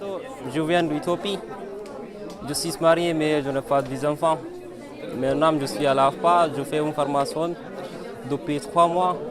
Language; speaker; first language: French; non-native, learner; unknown